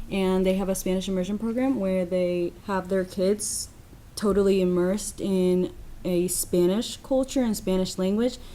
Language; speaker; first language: English; non-native, fluent; Spanish